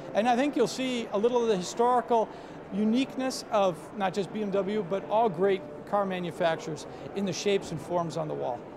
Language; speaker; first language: English; native; English